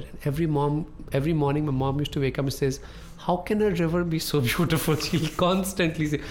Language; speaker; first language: English; non-native, local second language; Punjabi